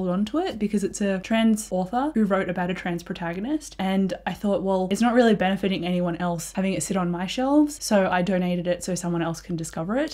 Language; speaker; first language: English; native; English